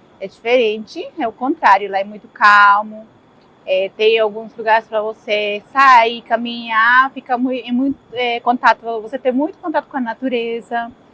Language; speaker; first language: Portuguese; early bilingual, other home language; Spanish